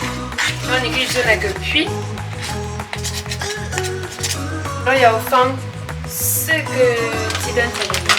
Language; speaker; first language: Chinese; non-native, fluent; French